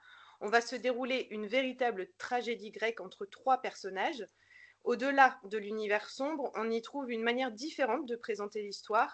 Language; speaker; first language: French; native; French